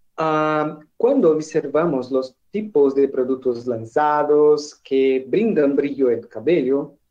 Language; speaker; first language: Spanish; non-native, learner; Portuguese